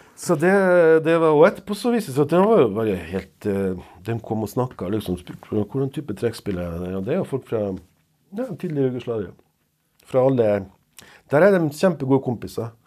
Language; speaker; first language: Norwegian; non-native, fluent; Serbian